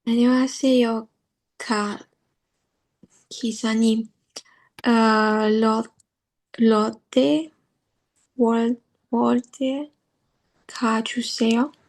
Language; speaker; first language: Korean; non-native, learner; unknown